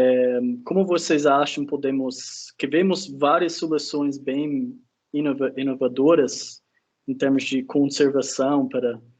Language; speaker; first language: Portuguese; non-native, fluent; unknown